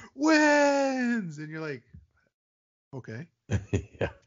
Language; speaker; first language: English; native; English